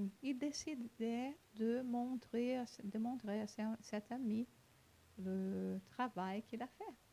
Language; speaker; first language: French; non-native, fluent; Portuguese